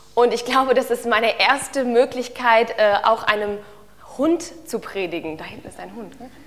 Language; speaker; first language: German; native; German